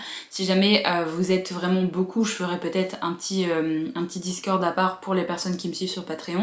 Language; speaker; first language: French; native; French